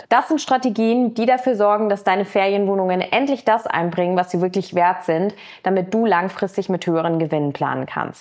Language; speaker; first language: German; native; German